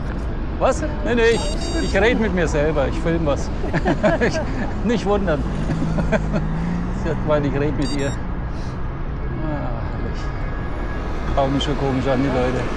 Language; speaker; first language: German; native; German